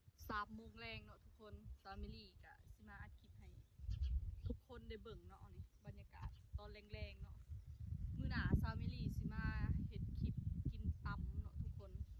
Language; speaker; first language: Thai; non-native, local second language; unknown